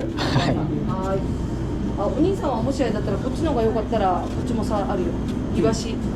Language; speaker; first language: Japanese; native; Japanese